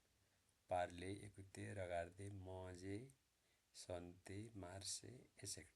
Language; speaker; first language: French; non-native, learner; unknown